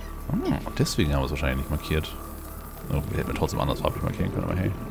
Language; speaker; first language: German; native; German